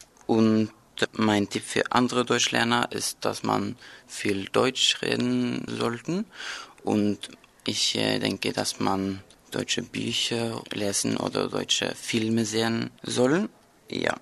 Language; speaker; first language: German; non-native, learner; Norwegian